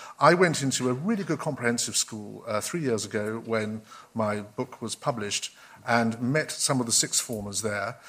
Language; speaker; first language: English; native; English